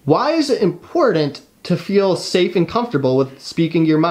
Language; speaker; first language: English; native; English